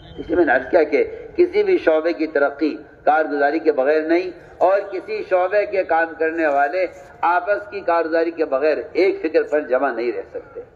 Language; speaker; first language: Urdu; native; Urdu